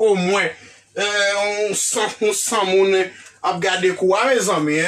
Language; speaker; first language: French; non-native, local second language; Haitian Creole